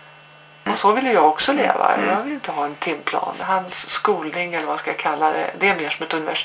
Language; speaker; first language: Swedish; native; Swedish